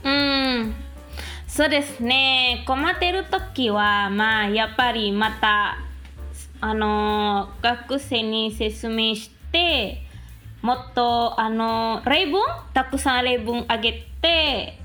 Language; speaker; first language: Japanese; non-native, fluent; Minangkabau